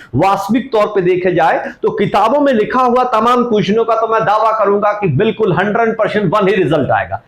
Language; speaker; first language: Hindi; native; Hindi